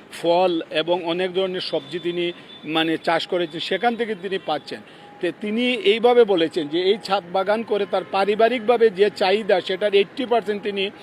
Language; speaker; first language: Bangla; native; Bangla